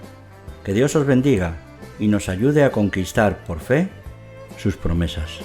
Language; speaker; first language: Spanish; native; Spanish